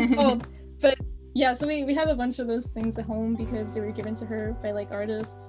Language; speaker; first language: English; non-native, fluent; French